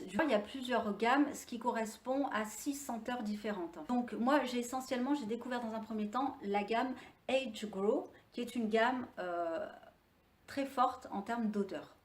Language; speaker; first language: French; native; French